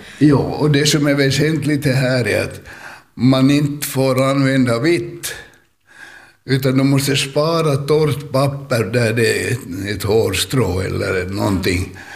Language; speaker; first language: Swedish; native; Swedish